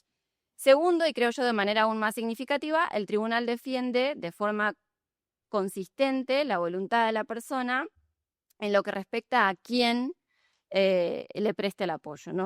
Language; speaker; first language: Spanish; native; Spanish